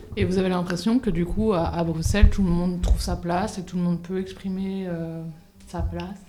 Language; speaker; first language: French; native; French